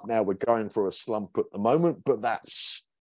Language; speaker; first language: English; native; English